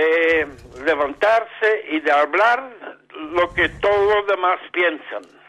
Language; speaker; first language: Spanish; non-native, fluent; Dutch